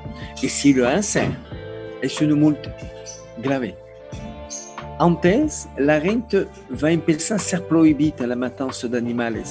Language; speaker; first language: Spanish; non-native, learner; French